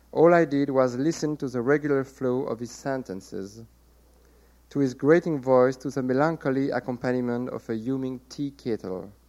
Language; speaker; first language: English; non-native, fluent; French